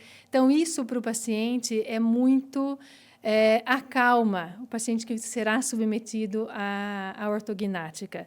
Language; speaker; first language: Portuguese; native; Portuguese